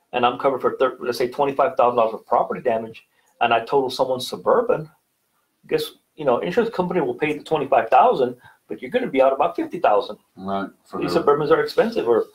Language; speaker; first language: English; native; English